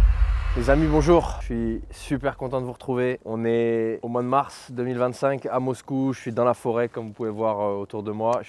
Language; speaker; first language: French; native; French